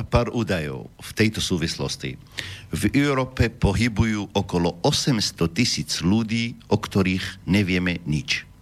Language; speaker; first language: Slovak; non-native, fluent; Arabic